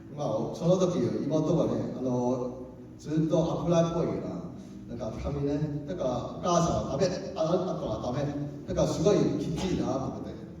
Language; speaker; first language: Japanese; non-native, learner; Cantonese